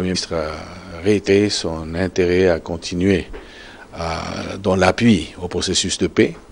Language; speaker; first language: French; non-native, fluent; Spanish